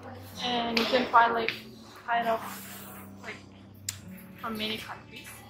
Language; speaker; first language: English; non-native, learner; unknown